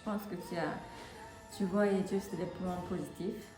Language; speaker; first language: French; non-native, fluent; Japanese